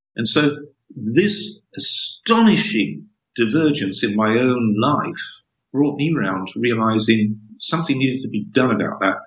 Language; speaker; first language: English; native; English